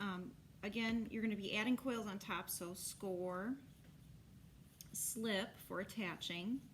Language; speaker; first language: English; native; English